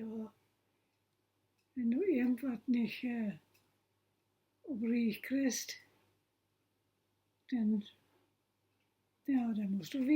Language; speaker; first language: German; non-native, local second language; Low German